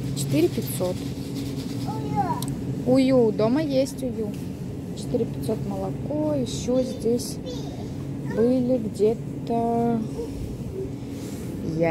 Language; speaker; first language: Russian; native; Russian